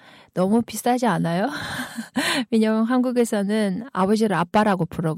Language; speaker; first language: Korean; non-native, fluent; Kyrgyz